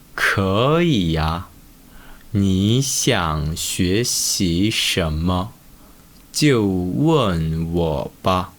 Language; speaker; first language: Chinese; non-native, fluent; Korean